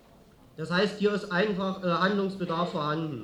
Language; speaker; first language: German; native; German